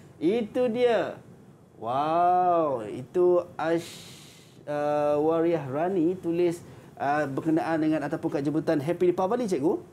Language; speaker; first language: Malay; native; Malay